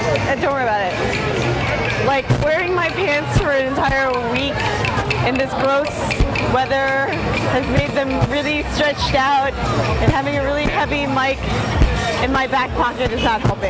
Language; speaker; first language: English; early bilingual, other home language; Chinese